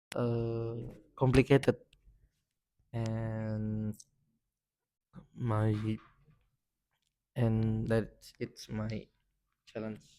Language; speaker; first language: English; non-native, learner; Indonesian